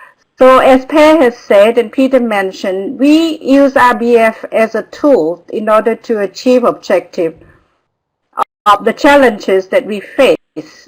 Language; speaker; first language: English; non-native, fluent; Vietnamese